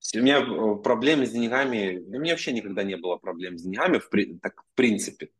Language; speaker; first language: Russian; non-native, local second language; Ukrainian